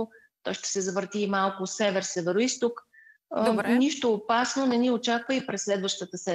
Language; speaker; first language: Bulgarian; native; Bulgarian